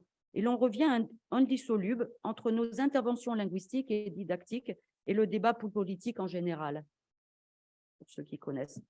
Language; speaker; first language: French; native; French